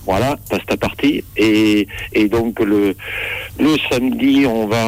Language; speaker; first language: French; native; French